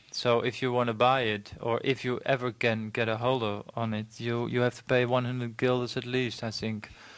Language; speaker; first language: English; non-native, fluent; Dutch